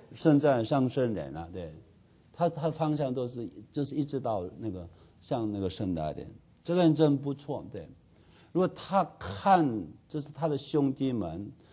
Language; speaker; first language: Chinese; non-native, fluent; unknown